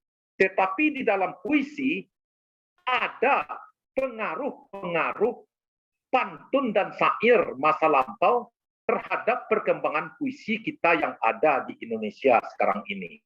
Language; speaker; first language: Indonesian; native; Indonesian